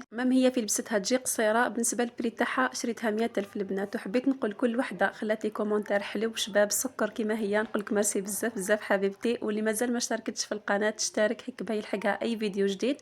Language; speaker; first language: Arabic; native; Arabic